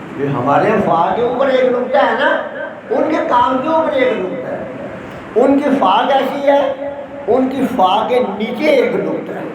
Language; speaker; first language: Urdu; non-native, local second language; Punjabi